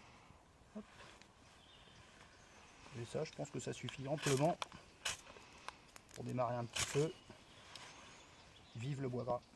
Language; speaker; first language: French; native; French